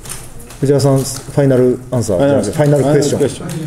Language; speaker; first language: Japanese; native; Japanese